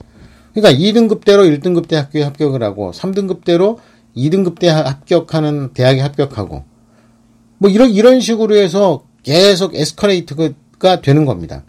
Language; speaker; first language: Korean; native; Korean